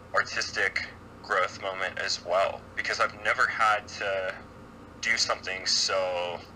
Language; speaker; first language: English; native; English